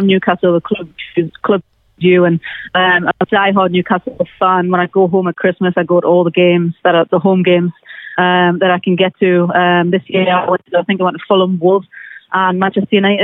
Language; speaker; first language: English; native; English